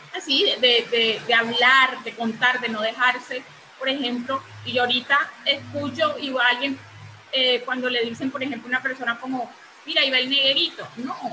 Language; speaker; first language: Spanish; native; Spanish